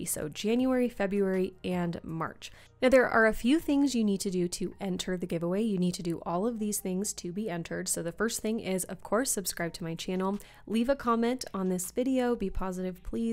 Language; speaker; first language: English; native; English